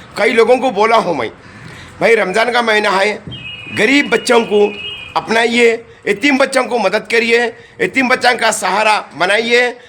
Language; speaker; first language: Hindi; non-native, local second language; Urdu